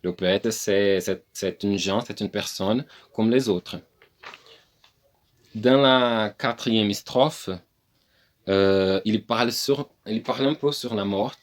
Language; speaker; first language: French; non-native, learner; Portuguese